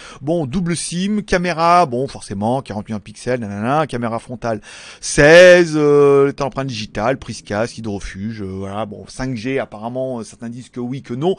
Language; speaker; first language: French; native; French